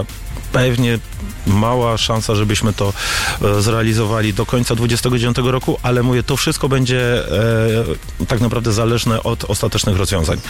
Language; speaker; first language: Polish; native; Polish